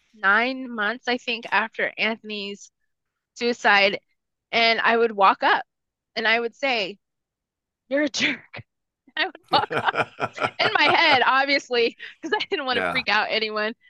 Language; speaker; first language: English; early bilingual, other home language; Spanish